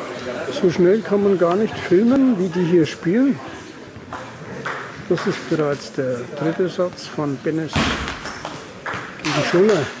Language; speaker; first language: German; native; German